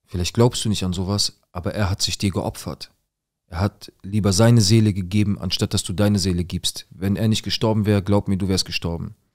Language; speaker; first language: German; native; German